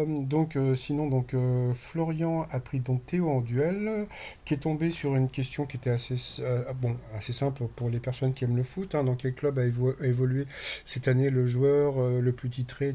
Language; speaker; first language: French; native; French